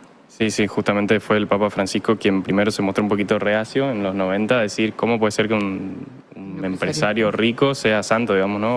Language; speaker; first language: Spanish; native; Spanish